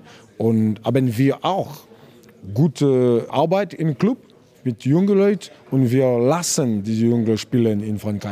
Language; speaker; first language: German; non-native, learner; French